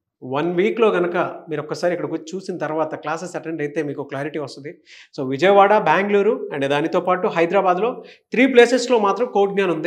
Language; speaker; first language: Telugu; native; Telugu